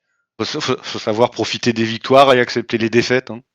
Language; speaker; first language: French; native; French